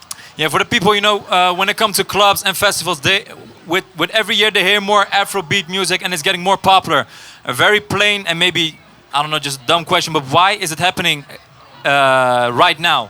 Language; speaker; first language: English; non-native, fluent; Dutch